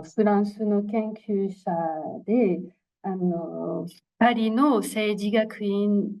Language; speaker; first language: Japanese; non-native, learner; French